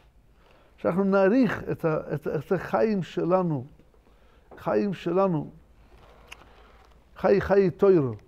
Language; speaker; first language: Hebrew; non-native, fluent; Russian